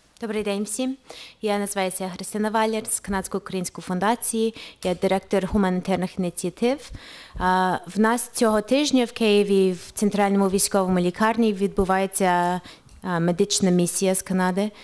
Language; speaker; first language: Ukrainian; early bilingual, heritage; Ukrainian